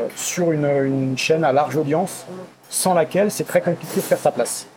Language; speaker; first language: French; native; French